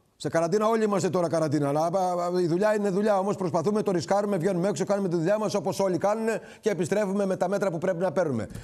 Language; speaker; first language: Greek; native; Greek